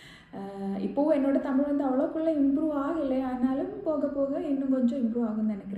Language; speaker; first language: Tamil; non-native, learner; Malayalam